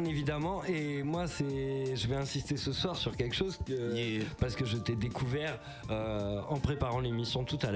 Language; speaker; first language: French; native; French